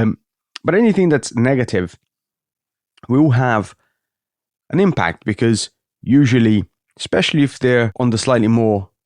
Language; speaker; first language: English; native; English